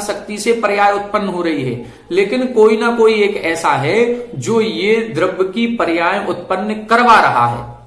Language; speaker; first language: Hindi; native; Hindi